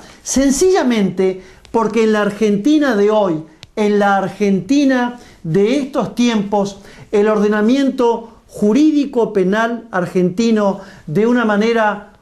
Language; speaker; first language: Spanish; native; Spanish